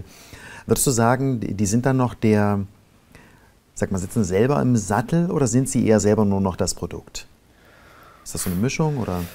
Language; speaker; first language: German; native; German